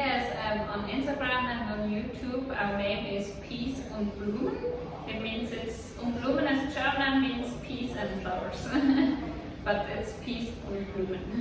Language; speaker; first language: English; non-native, fluent; Swiss German